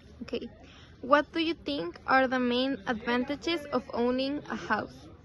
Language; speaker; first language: English; non-native, fluent; Spanish